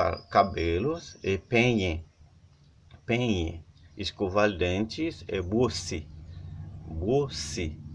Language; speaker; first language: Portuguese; non-native, learner; Haitian Creole